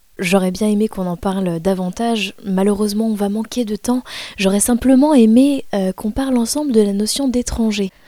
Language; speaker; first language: French; native; French